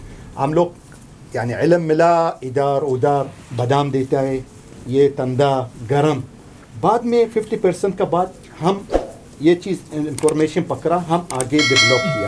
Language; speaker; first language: Hindi; non-native, learner; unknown